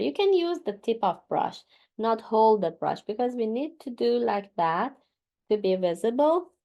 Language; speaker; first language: English; non-native, fluent; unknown